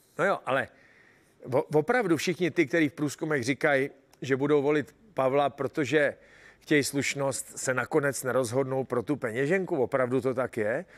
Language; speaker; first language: Czech; native; Czech